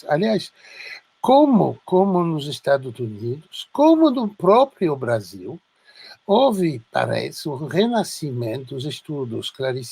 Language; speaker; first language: Portuguese; non-native, fluent; French